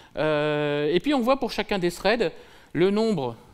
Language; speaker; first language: French; native; French